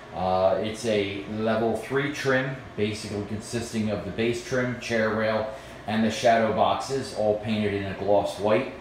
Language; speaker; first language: English; native; English